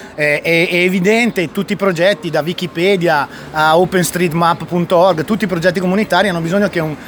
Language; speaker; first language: Italian; native; Italian